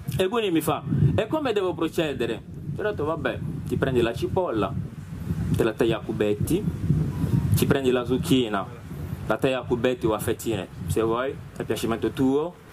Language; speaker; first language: Italian; non-native, fluent; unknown